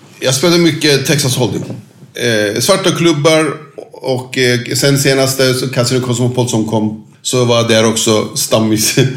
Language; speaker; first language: Swedish; non-native, fluent; Turkish